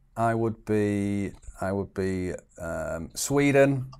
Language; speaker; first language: English; native; English